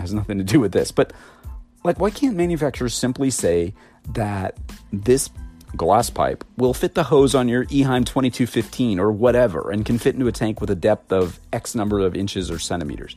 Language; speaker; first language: English; native; English